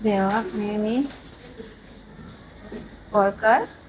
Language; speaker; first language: English; non-native, learner; Indonesian